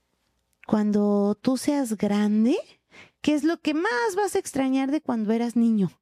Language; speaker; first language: Spanish; native; Spanish